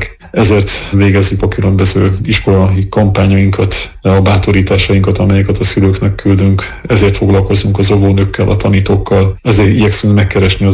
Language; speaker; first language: Hungarian; native; Hungarian